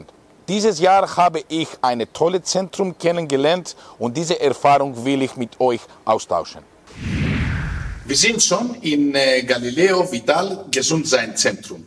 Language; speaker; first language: German; non-native, fluent; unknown